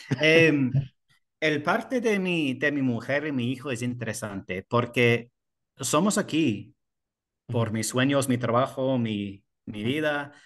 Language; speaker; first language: Spanish; non-native, learner; English